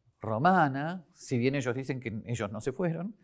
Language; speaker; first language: Spanish; native; Spanish